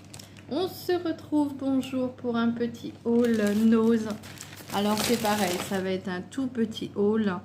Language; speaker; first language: French; native; French